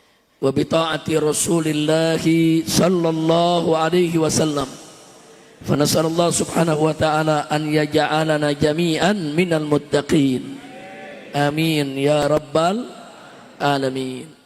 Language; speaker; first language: Arabic; non-native, fluent; Indonesian